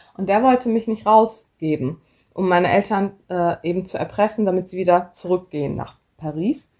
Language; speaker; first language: German; early bilingual, other home language; Turkish